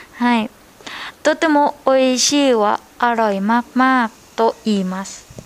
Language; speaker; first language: Japanese; non-native, learner; Thai